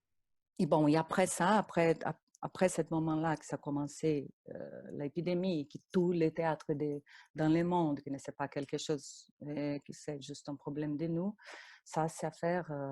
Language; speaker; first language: French; non-native, fluent; Portuguese